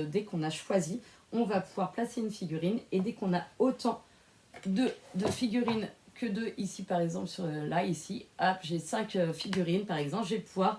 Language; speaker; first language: French; native; French